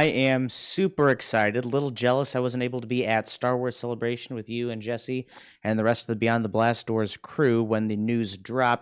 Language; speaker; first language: English; native; English